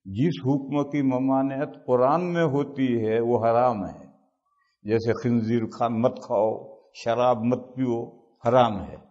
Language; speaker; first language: Urdu; non-native, local second language; Gujarati